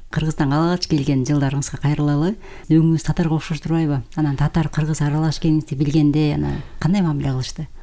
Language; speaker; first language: Kyrgyz; native; Kyrgyz